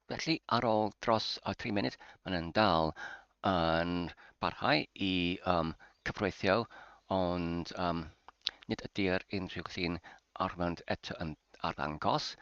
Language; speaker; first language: Welsh; non-native, learner; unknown